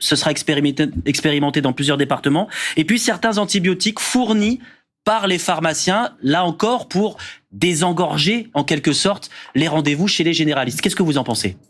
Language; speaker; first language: French; native; French